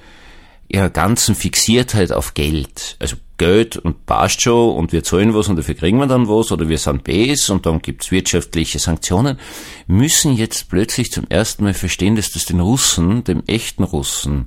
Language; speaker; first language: German; native; German